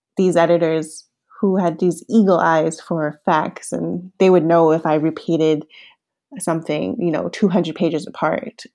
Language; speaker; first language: English; early bilingual, other home language; Cantonese